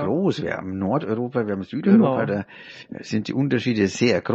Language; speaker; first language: German; native; German